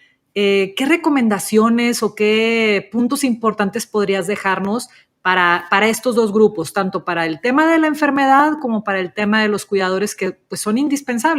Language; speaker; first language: Spanish; native; Spanish